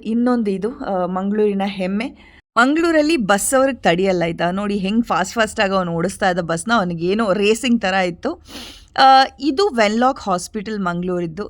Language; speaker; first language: Kannada; non-native, local second language; Tulu